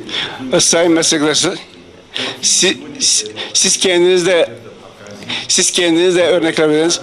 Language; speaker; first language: Turkish; non-native, fluent; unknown